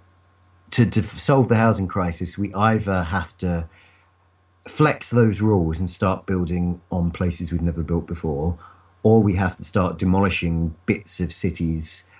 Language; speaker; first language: English; native; English